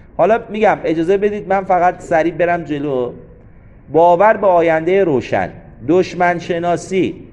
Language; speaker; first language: Persian; native; Persian